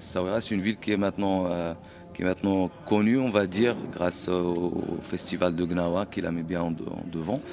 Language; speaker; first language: French; non-native, local second language; Arabic